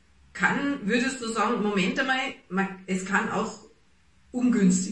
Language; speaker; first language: German; native; German